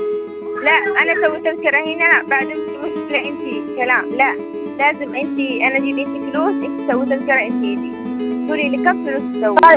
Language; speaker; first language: Arabic; non-native, learner; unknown